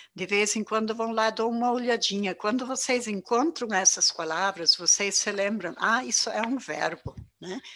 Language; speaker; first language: Portuguese; non-native, fluent; German